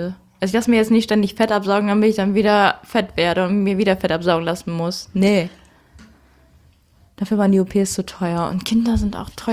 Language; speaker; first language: German; native; German